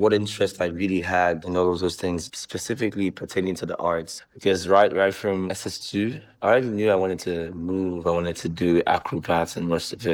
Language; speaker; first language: English; non-native, local second language; Igbo